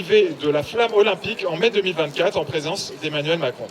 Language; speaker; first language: French; native; French